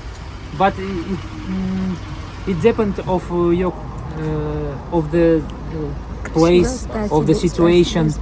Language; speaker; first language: English; non-native, learner; Russian